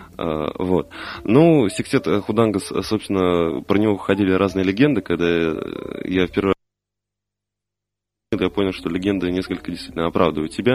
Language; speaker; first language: Russian; native; Russian